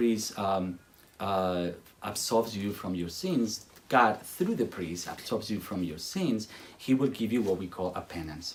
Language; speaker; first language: English; non-native, fluent; Spanish